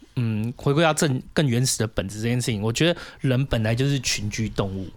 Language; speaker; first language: Chinese; native; Chinese